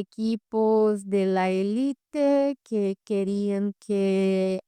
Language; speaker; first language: Spanish; non-native, fluent; Portuguese